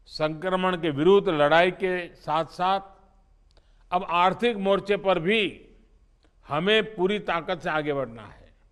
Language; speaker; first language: Hindi; non-native, local second language; Gujarati